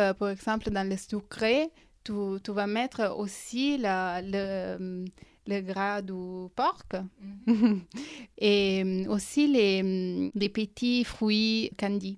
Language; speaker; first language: French; non-native, fluent; Italian